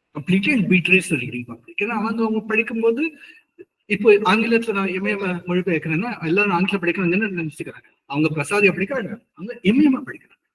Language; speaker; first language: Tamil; early bilingual, heritage; Tamil